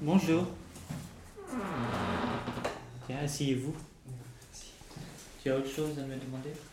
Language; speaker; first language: French; native; French